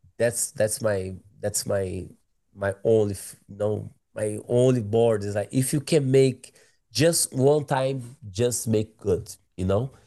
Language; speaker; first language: English; non-native, learner; Portuguese